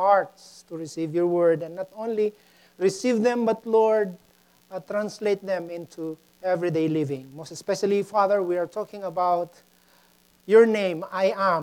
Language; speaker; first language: English; non-native, local second language; Pampanga